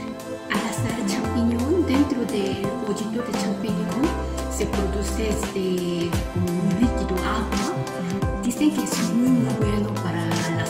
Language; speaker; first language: Spanish; non-native, learner; Korean